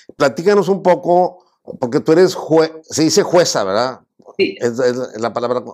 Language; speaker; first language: Spanish; native; Spanish